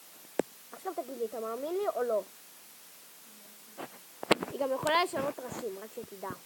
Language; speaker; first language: Hebrew; native; Hebrew